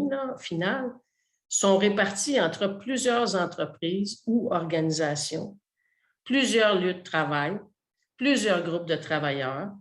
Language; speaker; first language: French; native; French